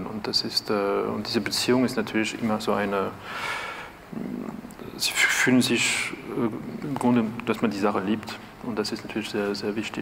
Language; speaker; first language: German; non-native, fluent; French